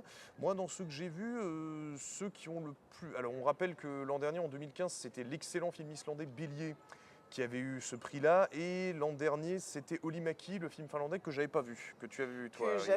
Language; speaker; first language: French; native; French